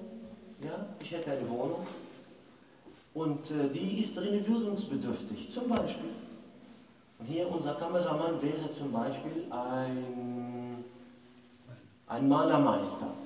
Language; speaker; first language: German; non-native, fluent; Arabic